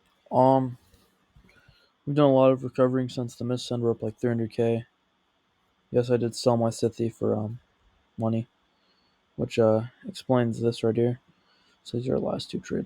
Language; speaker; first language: English; native; English